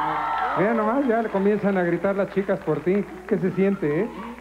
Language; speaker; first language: Spanish; native; Spanish